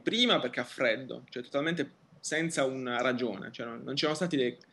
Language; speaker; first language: Italian; native; Italian